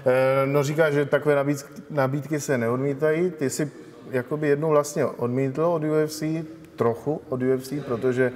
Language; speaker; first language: Czech; native; Czech